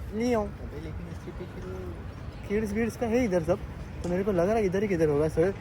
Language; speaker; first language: Hindi; non-native, local second language; Marathi